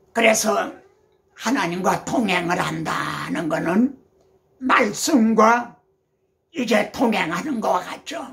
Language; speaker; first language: Korean; native; Korean